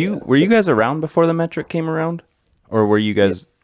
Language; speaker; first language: English; native; English